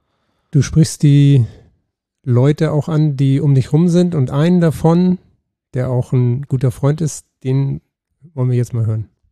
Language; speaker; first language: German; native; German